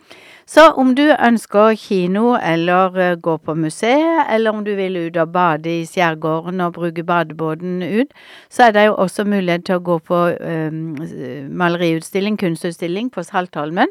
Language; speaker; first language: Norwegian; native; Norwegian